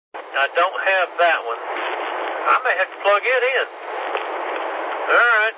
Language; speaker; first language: English; native; English